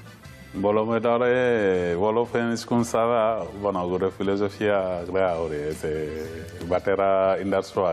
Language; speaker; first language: Basque; non-native, learner; Wolof